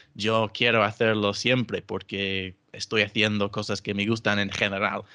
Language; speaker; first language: Spanish; non-native, fluent; English